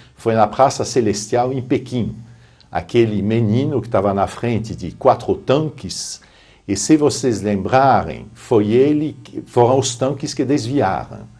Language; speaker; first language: Portuguese; non-native, fluent; French